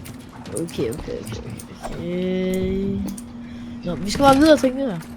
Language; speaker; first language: Danish; native; Danish